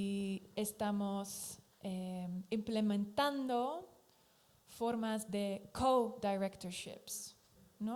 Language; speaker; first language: Spanish; non-native, fluent; Dutch